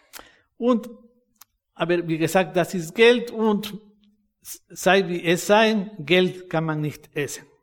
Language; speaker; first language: German; non-native, fluent; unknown